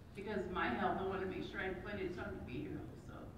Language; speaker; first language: English; native; English